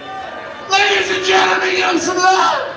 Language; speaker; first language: English; native; English